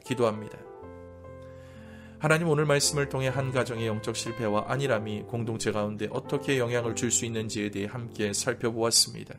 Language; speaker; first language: Korean; native; Korean